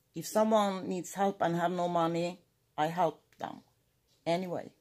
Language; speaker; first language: English; non-native, fluent; Swedish